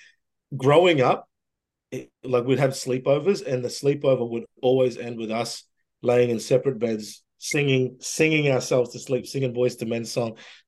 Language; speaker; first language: English; native; English